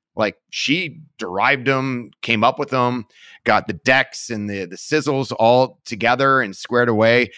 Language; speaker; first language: English; native; English